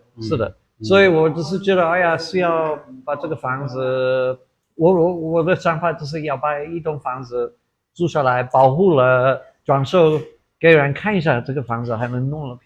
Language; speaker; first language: Chinese; non-native, fluent; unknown